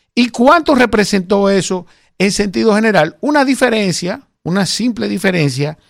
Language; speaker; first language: Spanish; native; Spanish